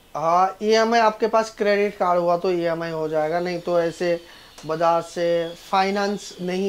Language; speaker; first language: Hindi; native; Hindi